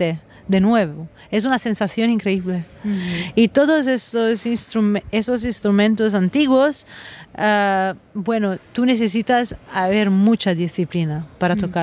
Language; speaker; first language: Spanish; non-native, fluent; Italian